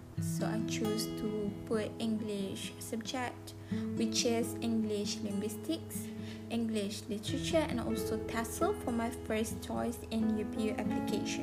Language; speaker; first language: English; non-native, local second language; Pattani Malay